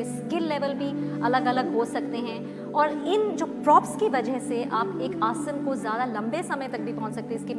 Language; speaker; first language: Hindi; native; Hindi